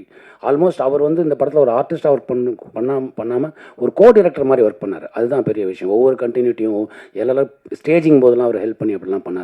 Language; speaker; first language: Tamil; native; Tamil